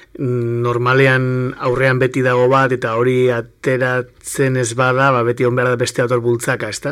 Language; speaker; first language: Basque; native; Basque